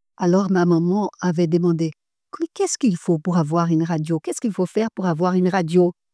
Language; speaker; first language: French; non-native, fluent; Portuguese